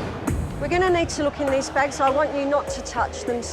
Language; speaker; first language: English; native; English